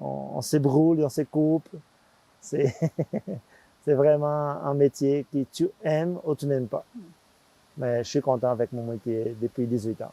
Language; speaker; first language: French; non-native, fluent; Portuguese